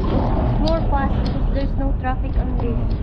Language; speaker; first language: English; non-native, local second language; Filipino